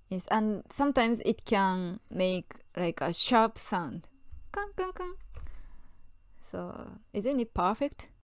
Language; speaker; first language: English; non-native, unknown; Japanese